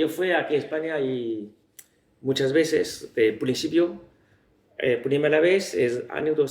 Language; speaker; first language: Spanish; non-native, learner; Chinese